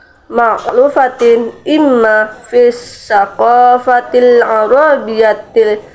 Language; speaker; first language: Arabic; non-native, learner; Indonesian